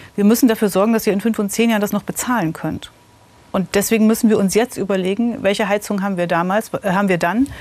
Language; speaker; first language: German; native; German